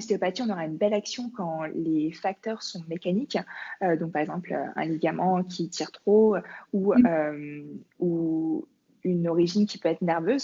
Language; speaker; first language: French; native; French